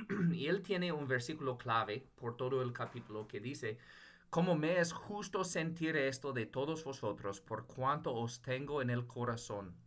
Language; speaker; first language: Spanish; non-native, fluent; English